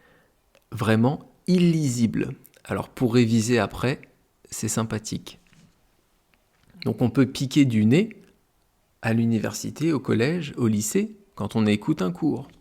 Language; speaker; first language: French; native; French